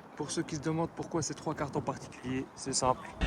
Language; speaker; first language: French; native; French